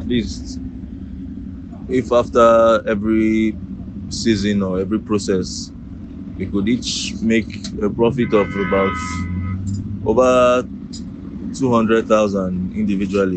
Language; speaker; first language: English; non-native, local second language; Igbo